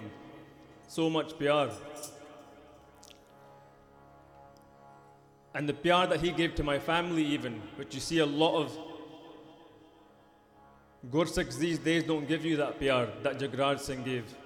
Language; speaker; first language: English; native; English